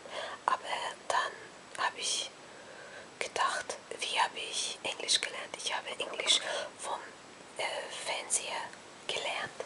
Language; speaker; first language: German; non-native, fluent; Hungarian